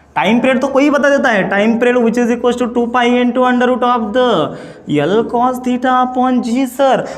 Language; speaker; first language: Hindi; non-native, local second language; Marathi